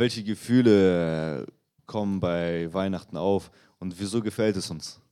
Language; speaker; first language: German; non-native, fluent; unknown